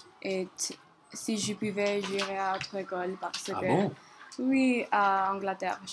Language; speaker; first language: French; non-native, learner; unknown